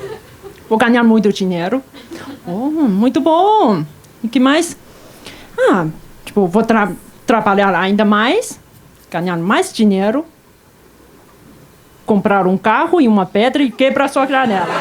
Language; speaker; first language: Portuguese; non-native, fluent; Chinese